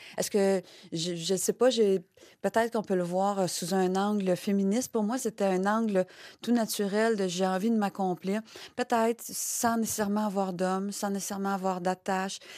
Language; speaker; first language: French; native; French